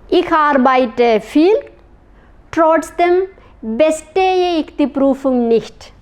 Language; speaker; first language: German; non-native, fluent; Malayalam